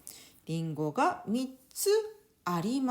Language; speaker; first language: Japanese; native; Japanese